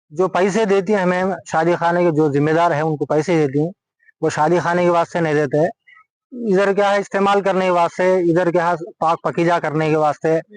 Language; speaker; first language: Hindi; non-native, local second language; Urdu